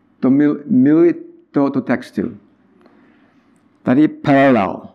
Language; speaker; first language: Czech; non-native, learner; English